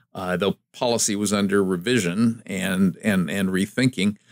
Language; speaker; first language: English; native; English